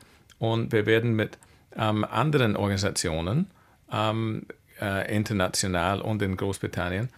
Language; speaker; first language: German; non-native, fluent; English